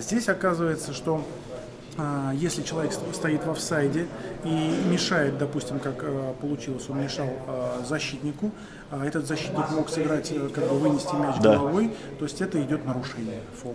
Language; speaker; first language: Russian; native; Russian